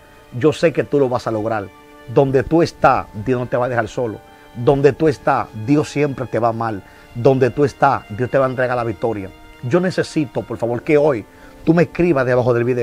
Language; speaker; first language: Spanish; native; Spanish